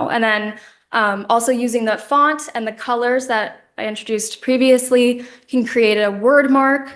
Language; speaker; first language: English; native; English